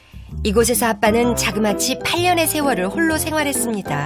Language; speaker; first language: Korean; native; Korean